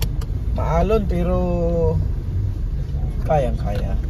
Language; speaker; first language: Filipino; native; Filipino